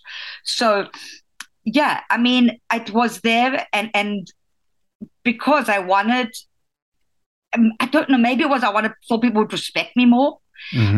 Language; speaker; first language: English; native; English